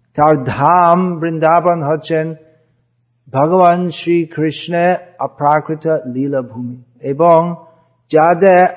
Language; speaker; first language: Bangla; non-native, fluent; English